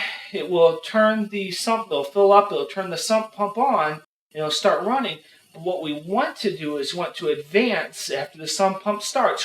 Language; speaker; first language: English; native; English